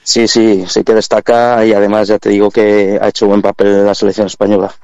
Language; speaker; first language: Spanish; native; Spanish